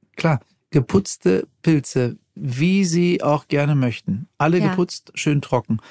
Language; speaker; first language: German; native; German